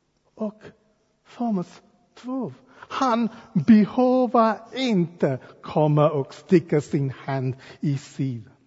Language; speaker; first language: Swedish; non-native, fluent; English